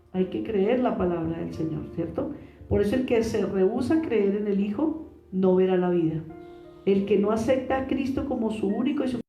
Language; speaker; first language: Spanish; native; Spanish